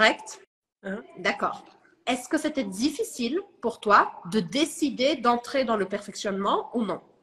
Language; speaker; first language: French; non-native, fluent; Portuguese